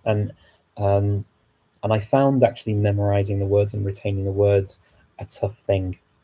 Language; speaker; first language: English; native; English